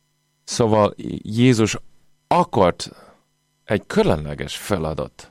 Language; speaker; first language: Hungarian; non-native, fluent; English